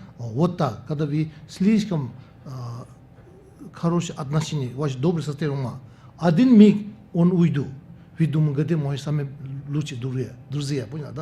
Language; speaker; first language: Russian; non-native, learner; Tibetan